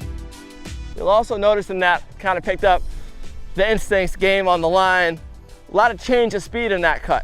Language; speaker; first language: English; native; English